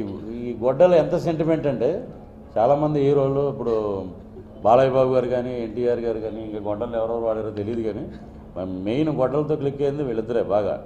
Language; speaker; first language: Telugu; native; Telugu